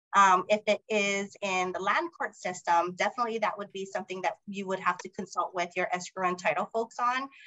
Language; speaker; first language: English; native; English